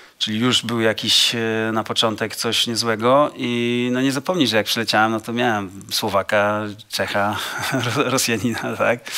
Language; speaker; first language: Polish; native; Polish